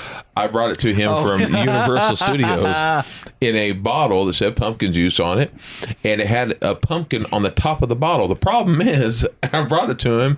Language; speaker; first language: English; native; English